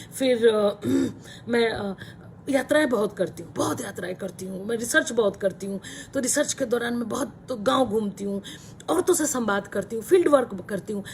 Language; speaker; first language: Hindi; native; Hindi